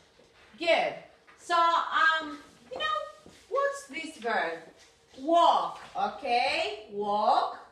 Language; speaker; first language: English; non-native, fluent; Spanish